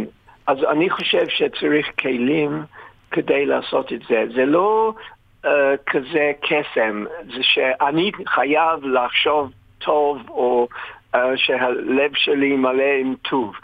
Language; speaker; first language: Hebrew; non-native, fluent; English